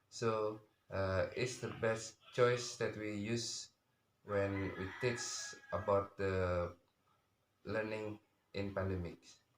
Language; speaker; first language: English; non-native, learner; Indonesian